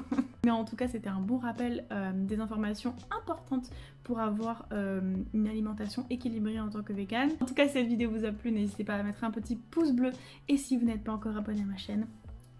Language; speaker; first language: French; native; French